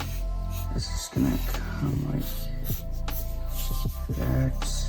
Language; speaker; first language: English; native; English